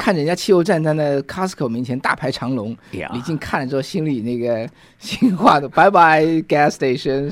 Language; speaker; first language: Chinese; native; Chinese